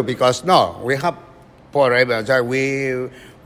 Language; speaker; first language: English; non-native, learner; Spanish